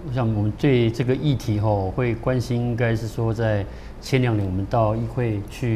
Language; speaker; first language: Chinese; native; Chinese